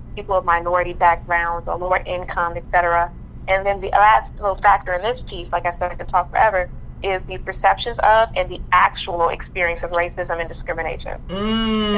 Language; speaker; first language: English; native; English